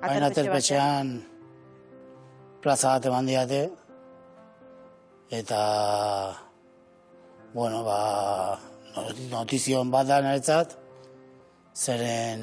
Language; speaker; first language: Basque; native; Basque